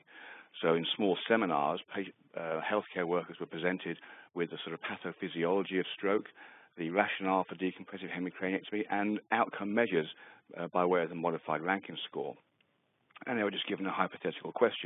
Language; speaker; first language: English; native; English